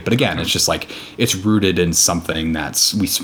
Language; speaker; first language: English; native; English